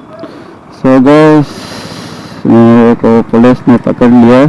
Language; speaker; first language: Hindi; non-native, local second language; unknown